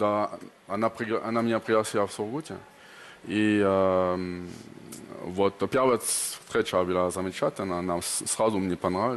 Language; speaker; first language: Russian; non-native, learner; French